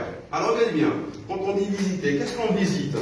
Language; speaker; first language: French; non-native, local second language; Arabic